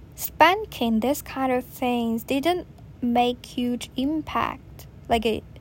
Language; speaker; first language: English; non-native, fluent; Chinese